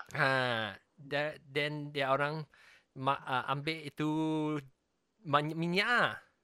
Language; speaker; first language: Malay; non-native, local second language; Chinese